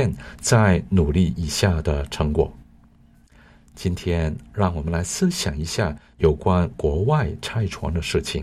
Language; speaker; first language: Chinese; non-native, local second language; Cantonese